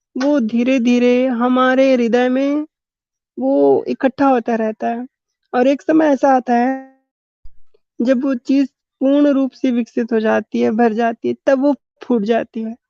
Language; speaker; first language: Hindi; native; Hindi